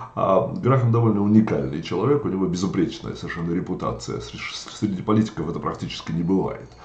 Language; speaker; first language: Russian; native; Russian